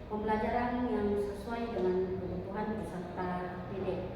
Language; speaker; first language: Indonesian; native; Indonesian